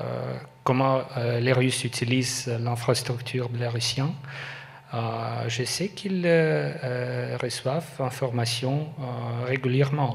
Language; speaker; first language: French; non-native, learner; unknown